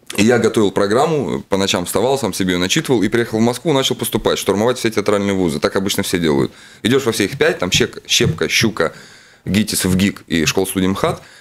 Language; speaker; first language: Russian; native; Russian